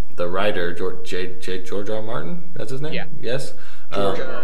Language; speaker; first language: English; native; English